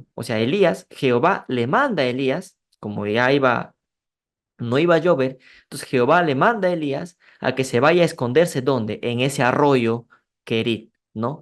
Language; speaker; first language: Spanish; native; Spanish